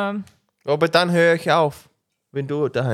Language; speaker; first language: German; non-native, learner; English